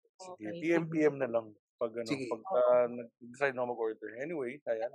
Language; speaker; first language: Filipino; native; Filipino